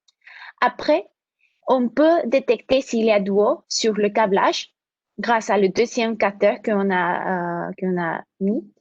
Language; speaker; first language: French; non-native, fluent; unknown